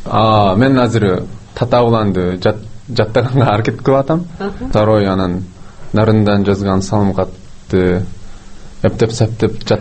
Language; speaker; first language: Kyrgyz; non-native, fluent; Japanese